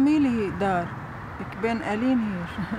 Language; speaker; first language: Dutch; non-native, learner; Arabic